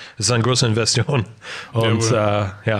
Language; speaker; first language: German; non-native, fluent; English